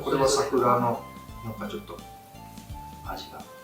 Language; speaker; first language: Japanese; native; Japanese